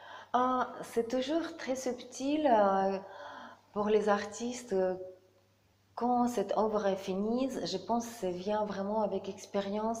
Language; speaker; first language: French; non-native, learner; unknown